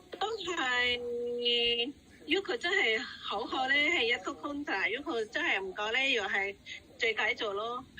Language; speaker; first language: Cantonese; non-native, fluent; Indonesian